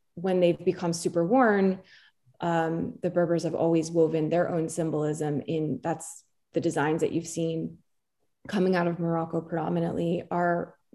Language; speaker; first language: English; native; English